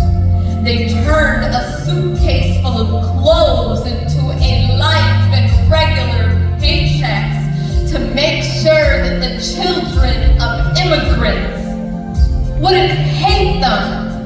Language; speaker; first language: English; early bilingual, other home language; Punjabi